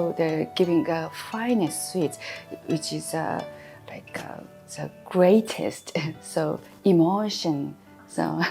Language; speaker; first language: English; non-native, fluent; Japanese